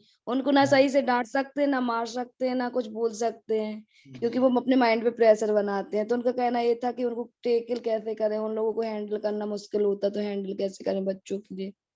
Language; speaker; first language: Hindi; native; Hindi